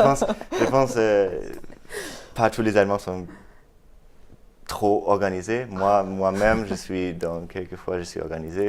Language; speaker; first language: French; non-native, fluent; German